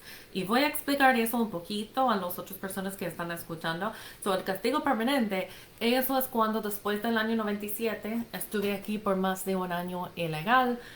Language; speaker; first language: Spanish; non-native, fluent; English